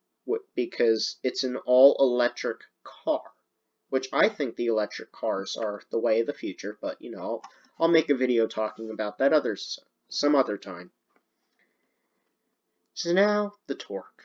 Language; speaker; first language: English; native; English